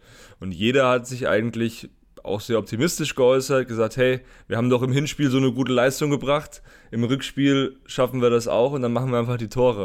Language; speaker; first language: German; native; German